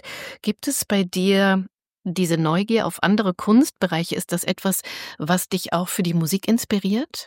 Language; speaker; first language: German; native; German